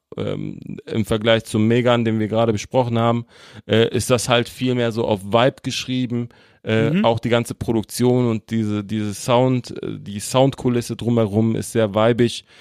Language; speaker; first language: German; native; German